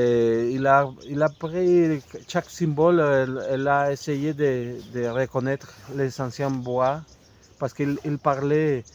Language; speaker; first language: French; non-native, fluent; Spanish